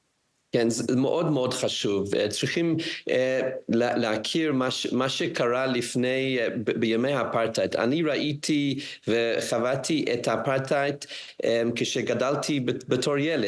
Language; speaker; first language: Hebrew; non-native, fluent; English